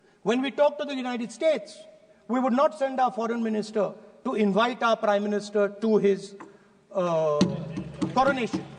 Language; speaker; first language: English; non-native, local second language; Hindi